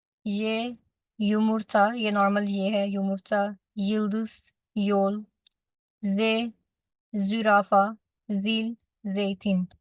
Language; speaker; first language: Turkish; non-native, fluent; Urdu